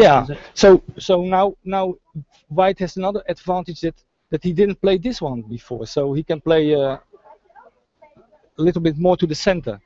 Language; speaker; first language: English; non-native, fluent; Dutch